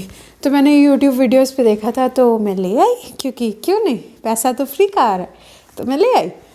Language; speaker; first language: Hindi; native; Hindi